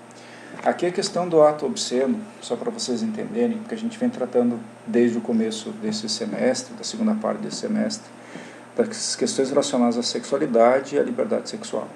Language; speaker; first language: Portuguese; native; Portuguese